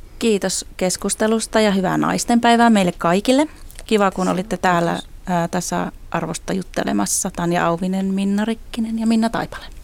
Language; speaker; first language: Finnish; native; Finnish